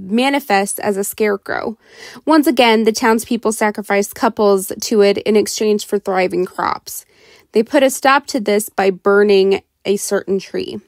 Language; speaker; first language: English; native; English